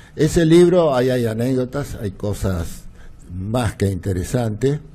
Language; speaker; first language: Spanish; native; Spanish